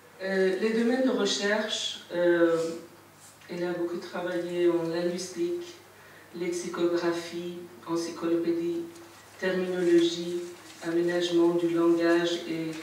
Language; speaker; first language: French; non-native, fluent; Persian